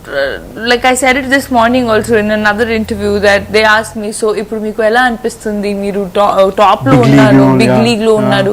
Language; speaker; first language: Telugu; non-native, fluent; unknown